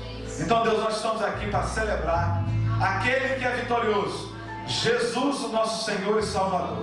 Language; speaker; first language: Portuguese; native; Portuguese